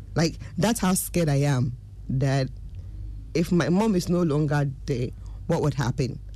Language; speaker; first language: English; non-native, local second language; Akan